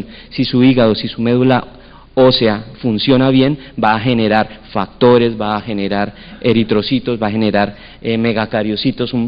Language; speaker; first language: Spanish; native; Spanish